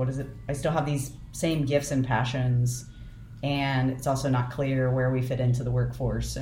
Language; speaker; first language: English; native; English